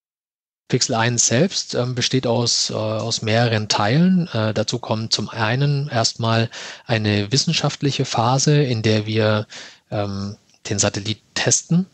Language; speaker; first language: German; native; German